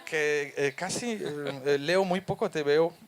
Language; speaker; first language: Spanish; non-native, fluent; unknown